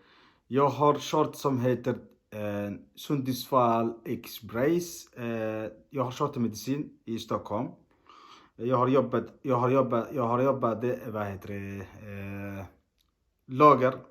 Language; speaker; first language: Swedish; non-native, learner; Somali